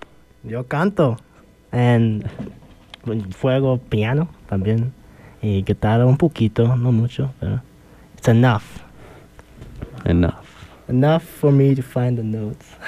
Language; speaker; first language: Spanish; early bilingual, heritage; English